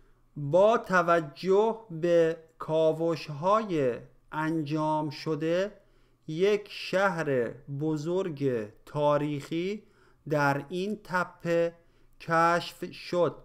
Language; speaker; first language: Persian; native; Persian